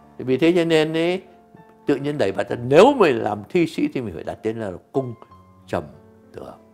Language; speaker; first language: Vietnamese; native; Vietnamese